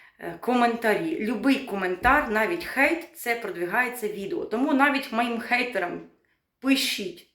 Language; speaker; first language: Ukrainian; native; Ukrainian